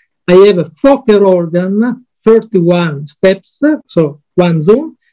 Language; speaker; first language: English; non-native, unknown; Italian